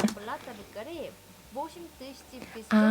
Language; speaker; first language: Russian; non-native, fluent; Korean